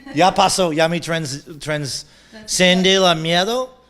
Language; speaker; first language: Spanish; non-native, learner; English